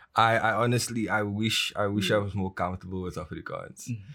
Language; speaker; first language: English; native; English